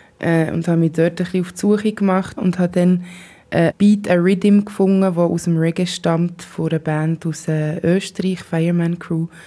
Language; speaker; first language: German; native; German